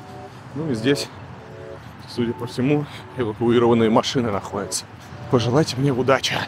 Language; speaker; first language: Russian; native; Russian